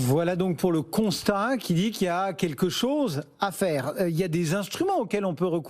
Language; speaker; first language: French; native; French